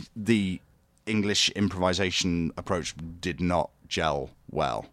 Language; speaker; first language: English; native; English